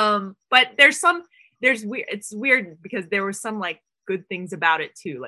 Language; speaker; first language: English; non-native, local second language; Filipino